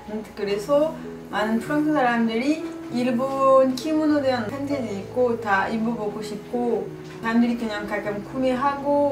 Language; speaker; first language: Korean; non-native, fluent; French